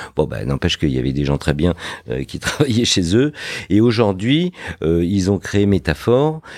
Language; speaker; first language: French; early bilingual, other home language; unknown